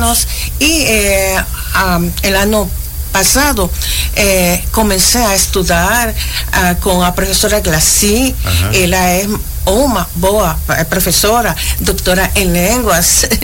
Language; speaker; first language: Portuguese; non-native, learner; Spanish